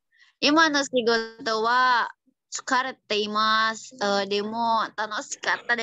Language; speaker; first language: Japanese; non-native, learner; Indonesian